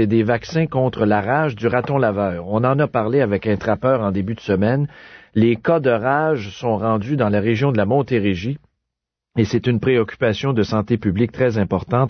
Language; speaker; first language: French; native; French